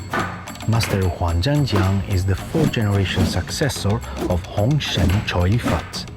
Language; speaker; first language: English; non-native, fluent; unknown